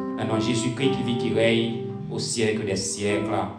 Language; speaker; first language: French; native; French